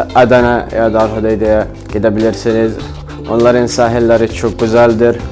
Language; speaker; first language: Turkish; non-native, fluent; Arabic